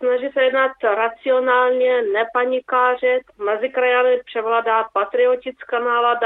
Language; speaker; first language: Czech; early bilingual, heritage; Czech